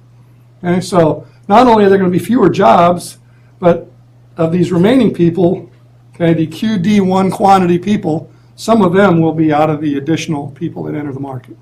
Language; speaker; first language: English; native; English